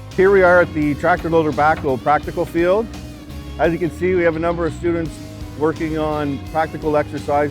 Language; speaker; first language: English; native; English